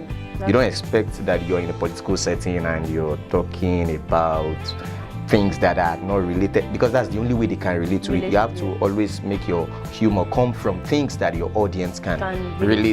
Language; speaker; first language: English; non-native, local second language; Yoruba